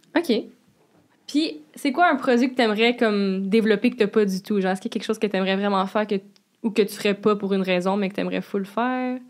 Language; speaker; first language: French; native; French